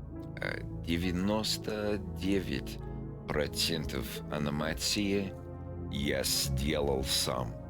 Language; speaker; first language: Russian; non-native, learner; English